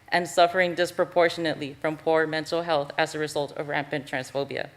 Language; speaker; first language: English; native; English